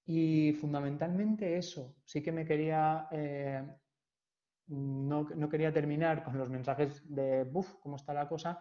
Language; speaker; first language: Spanish; native; Spanish